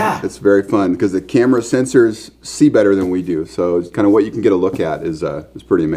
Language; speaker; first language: English; native; English